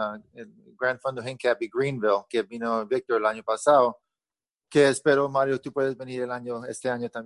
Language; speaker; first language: Spanish; early bilingual, heritage; Spanish